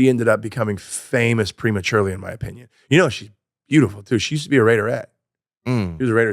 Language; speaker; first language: English; native; English